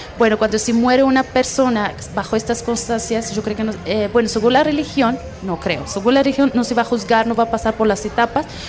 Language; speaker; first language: Spanish; non-native, fluent; Arabic